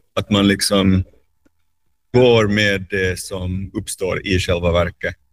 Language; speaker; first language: Swedish; native; Swedish